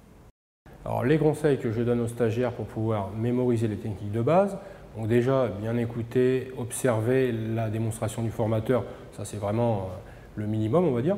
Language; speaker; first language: French; native; French